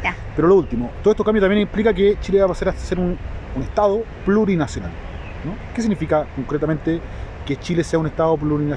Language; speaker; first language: Spanish; native; Spanish